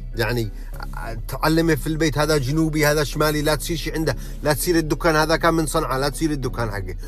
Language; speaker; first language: Arabic; early bilingual, heritage; Arabic